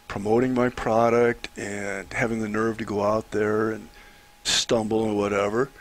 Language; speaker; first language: English; native; English